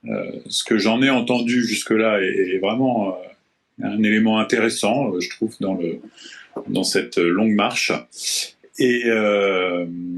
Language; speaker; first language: French; native; French